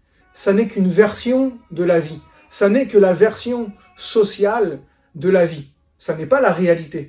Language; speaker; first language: French; native; French